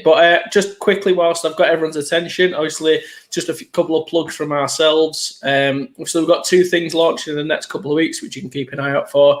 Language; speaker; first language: English; native; English